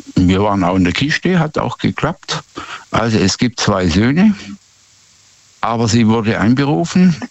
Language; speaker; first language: German; native; German